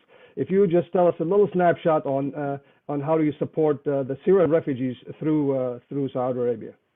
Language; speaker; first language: English; non-native, fluent; Arabic